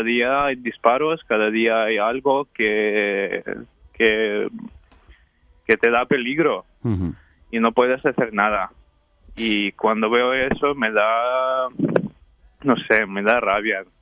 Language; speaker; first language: Spanish; non-native, fluent; Ukrainian